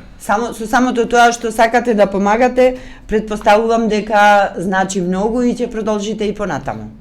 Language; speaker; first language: Macedonian; native; Macedonian